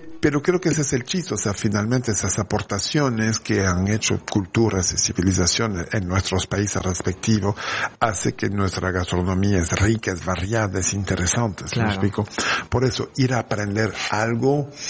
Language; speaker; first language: Spanish; non-native, fluent; French